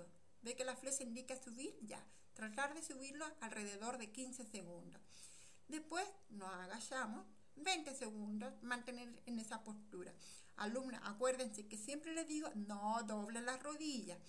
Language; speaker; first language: Spanish; native; Spanish